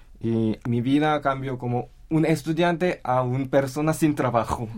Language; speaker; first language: Spanish; non-native, learner; Korean